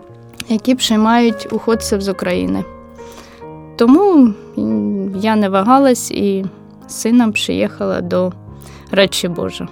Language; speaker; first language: Ukrainian; non-native, local second language; Russian